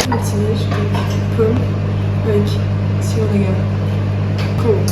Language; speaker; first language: French; native; French